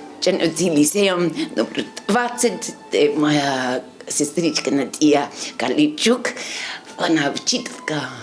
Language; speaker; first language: Ukrainian; non-native, learner; English